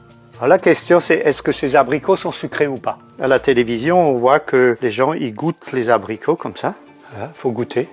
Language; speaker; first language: French; native; French